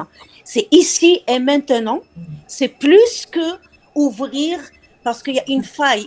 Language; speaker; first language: French; non-native, local second language; Arabic